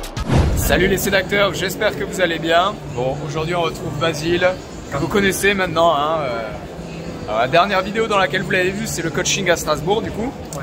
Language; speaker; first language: French; native; French